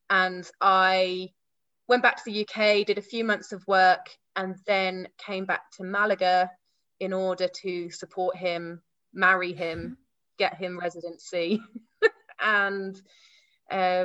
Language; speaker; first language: English; native; English